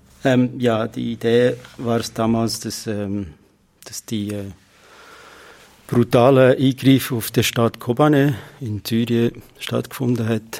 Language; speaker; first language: German; non-native, fluent; Kurdish